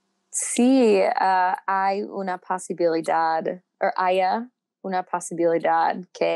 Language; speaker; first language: Spanish; non-native, learner; English